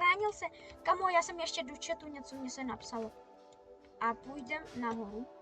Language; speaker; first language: Czech; early bilingual, other home language; Russian